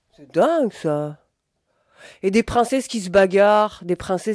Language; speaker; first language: French; native; French